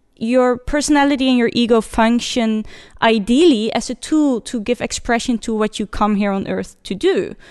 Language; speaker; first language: English; non-native, fluent; Dutch